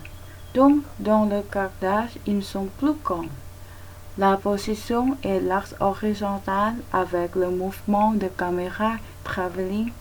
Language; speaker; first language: French; non-native, learner; Thai